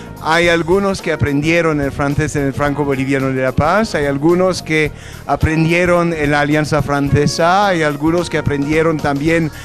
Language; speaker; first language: Spanish; non-native, fluent; French